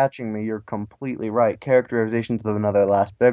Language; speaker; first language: English; native; English